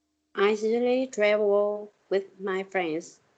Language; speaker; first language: English; non-native, learner; Vietnamese